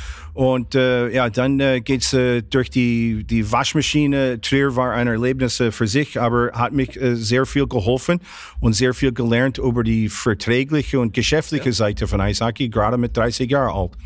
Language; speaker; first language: German; non-native, fluent; English